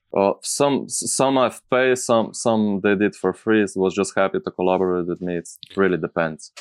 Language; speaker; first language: English; non-native, fluent; Slovenian